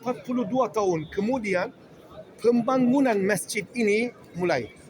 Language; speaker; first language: Indonesian; non-native, learner; Turkish